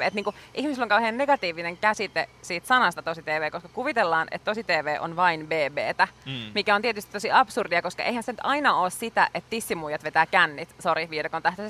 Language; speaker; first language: Finnish; native; Finnish